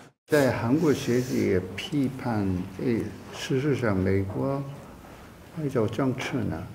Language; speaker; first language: Chinese; non-native, fluent; Korean